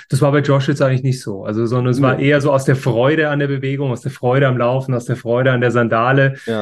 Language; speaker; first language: German; native; German